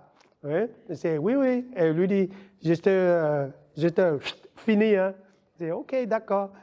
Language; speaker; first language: French; non-native, learner; Vietnamese